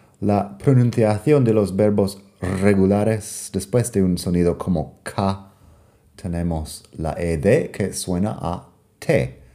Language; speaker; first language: Spanish; non-native, fluent; English